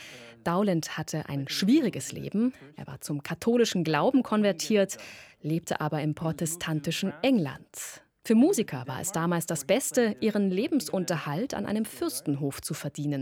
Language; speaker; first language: German; native; German